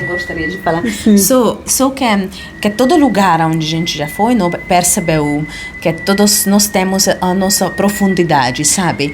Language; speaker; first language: Portuguese; non-native, fluent; Hungarian